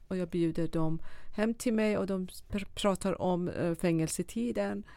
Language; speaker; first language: Swedish; non-native, fluent; Persian